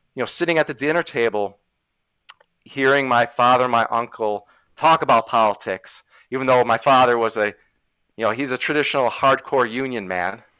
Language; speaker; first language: English; native; English